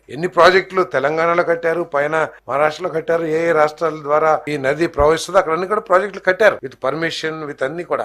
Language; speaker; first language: Telugu; native; Telugu